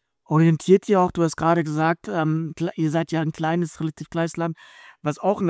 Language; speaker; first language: German; native; German